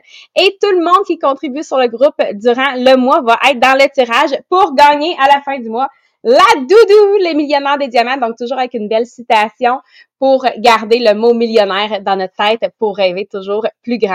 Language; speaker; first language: French; native; French